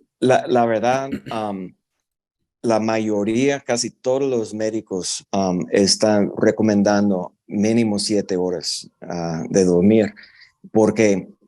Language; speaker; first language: Spanish; non-native, fluent; English